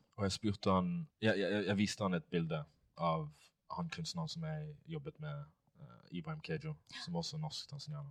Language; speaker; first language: Norwegian; non-native, fluent; Swahili